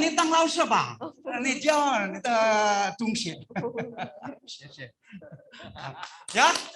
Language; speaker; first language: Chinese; non-native, learner; Indonesian